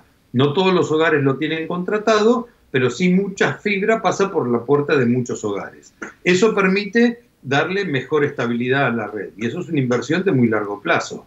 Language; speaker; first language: Spanish; native; Spanish